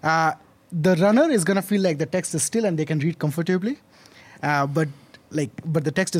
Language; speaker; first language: English; non-native, local second language; Hindi